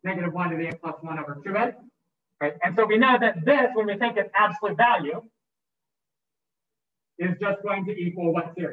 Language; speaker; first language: English; native; English